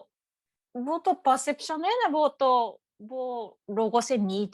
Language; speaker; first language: Hindi; non-native, learner; Japanese